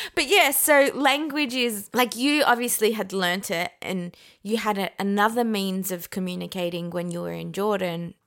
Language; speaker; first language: English; non-native, fluent; Persian